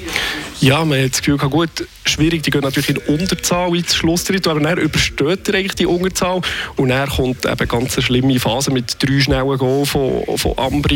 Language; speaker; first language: German; native; German